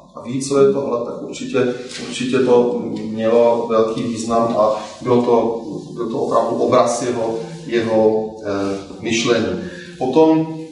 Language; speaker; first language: Czech; native; Czech